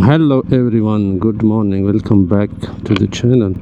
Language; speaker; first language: English; non-native, learner; Persian